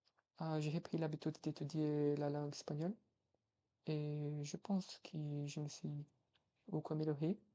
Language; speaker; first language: French; non-native, fluent; Portuguese